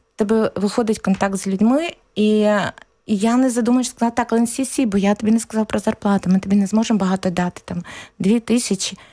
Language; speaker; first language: Ukrainian; native; Ukrainian